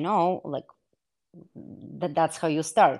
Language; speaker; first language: English; non-native, fluent; Hebrew